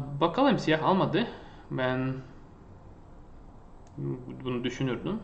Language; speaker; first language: Turkish; non-native, fluent; Russian